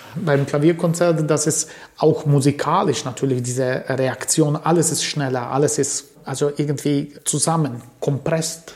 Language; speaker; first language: German; early bilingual, other home language; Croatian